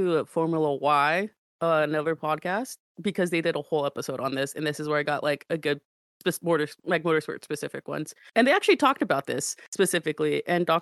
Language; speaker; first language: English; native; English